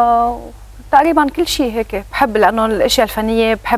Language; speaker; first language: Arabic; native; Arabic